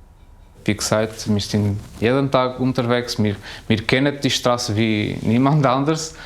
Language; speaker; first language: German; non-native, learner; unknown